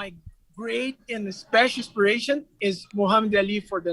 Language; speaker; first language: English; non-native, learner; Portuguese